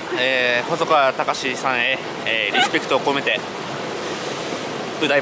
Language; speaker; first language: Japanese; native; Japanese